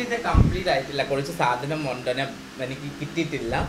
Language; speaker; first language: Malayalam; non-native, learner; Assamese